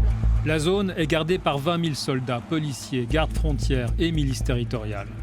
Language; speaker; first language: French; native; French